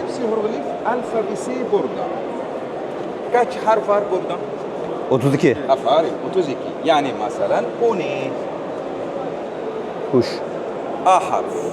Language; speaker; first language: Turkish; non-native, learner; Arabic